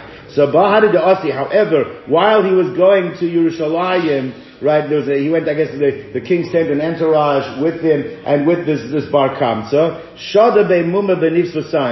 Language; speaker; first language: English; native; English